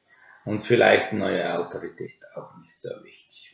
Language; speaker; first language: German; non-native, learner; Finnish